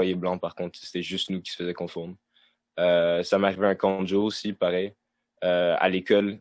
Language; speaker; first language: French; native; French